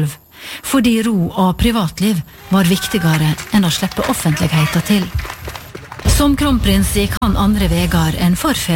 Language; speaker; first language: Norwegian; native; Norwegian